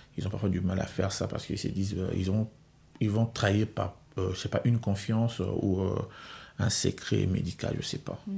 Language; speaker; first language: French; non-native, local second language; Lingala